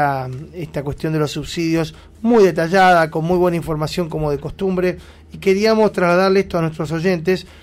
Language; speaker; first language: Spanish; native; Spanish